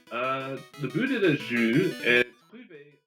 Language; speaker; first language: French; non-native, learner; English